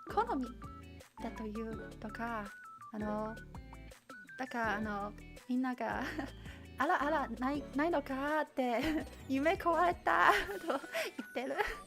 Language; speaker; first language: Japanese; non-native, learner; Chinese